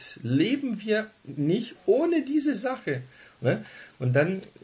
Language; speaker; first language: German; non-native, fluent; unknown